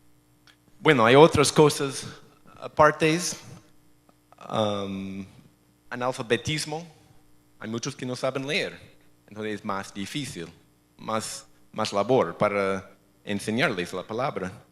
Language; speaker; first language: Spanish; non-native, fluent; English